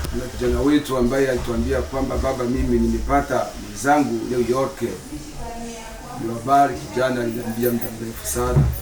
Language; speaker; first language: Swahili; native; Swahili